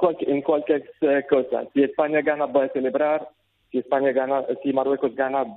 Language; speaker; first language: Spanish; non-native, learner; Arabic